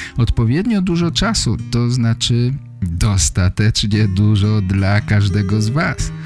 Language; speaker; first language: Polish; native; Polish